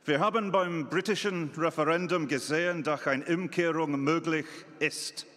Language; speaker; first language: German; non-native, fluent; English